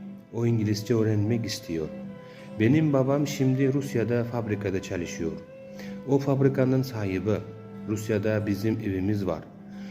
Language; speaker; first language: Turkish; non-native, learner; Uzbek